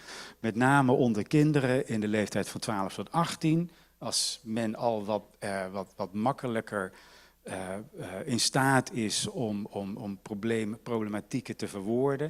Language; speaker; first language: Dutch; native; Dutch